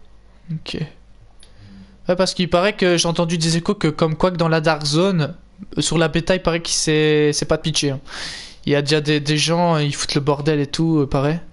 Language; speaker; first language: French; native; French